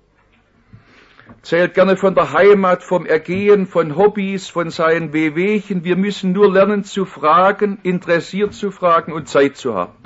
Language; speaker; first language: German; native; German